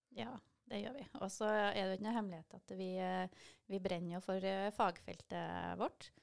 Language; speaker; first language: Norwegian; native; Norwegian